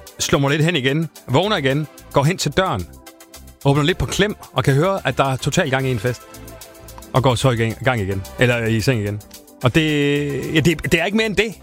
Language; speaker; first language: Danish; native; Danish